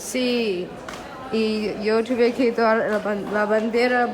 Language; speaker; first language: Spanish; non-native, learner; English